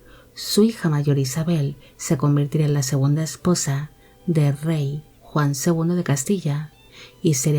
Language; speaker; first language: Spanish; native; Spanish